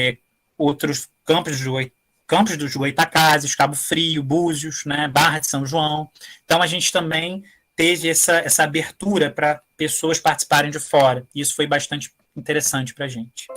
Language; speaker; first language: Portuguese; native; Portuguese